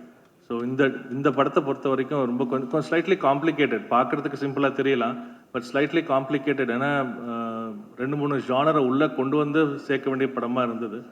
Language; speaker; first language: Tamil; native; Tamil